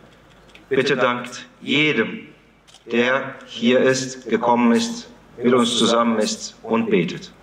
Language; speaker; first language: German; early bilingual, other home language; Turkish